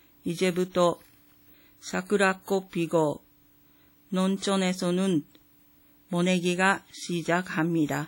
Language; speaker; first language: Korean; non-native, learner; Japanese